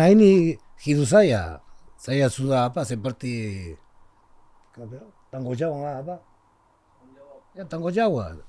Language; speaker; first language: Indonesian; non-native, learner; Spanish